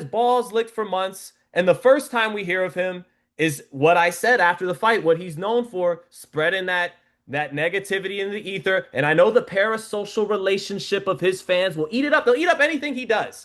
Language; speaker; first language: English; native; English